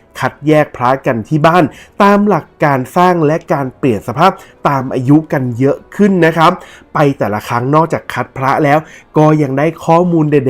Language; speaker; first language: Thai; native; Thai